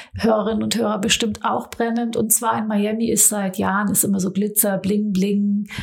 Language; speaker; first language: German; native; German